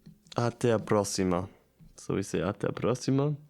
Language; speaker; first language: Portuguese; non-native, learner; German